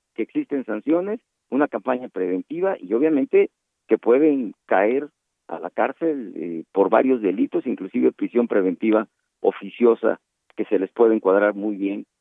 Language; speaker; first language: Spanish; native; Spanish